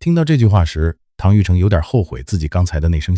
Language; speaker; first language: Chinese; native; Chinese